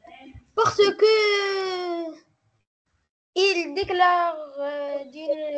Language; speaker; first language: French; non-native, learner; Arabic